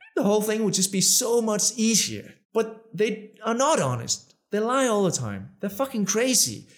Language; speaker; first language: English; non-native, fluent; Danish